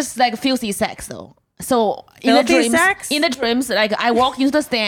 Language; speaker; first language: English; non-native, fluent; Chinese